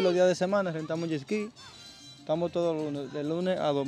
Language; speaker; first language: Spanish; native; Spanish